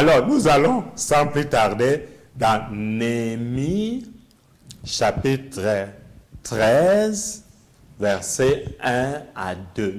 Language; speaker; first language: French; non-native, local second language; Lingala